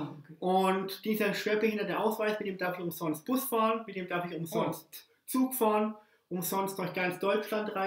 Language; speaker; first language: German; early bilingual, other home language; English